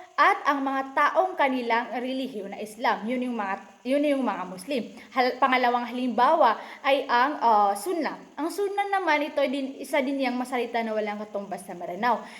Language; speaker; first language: Filipino; early bilingual, other home language; Maranao